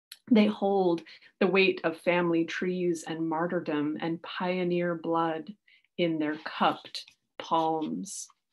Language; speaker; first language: English; native; English